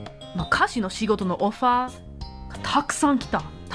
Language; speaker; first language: Japanese; non-native, learner; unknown